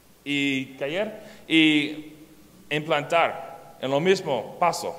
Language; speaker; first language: Spanish; non-native, learner; English